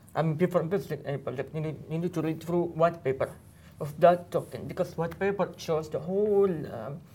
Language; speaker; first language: English; non-native, fluent; Arabic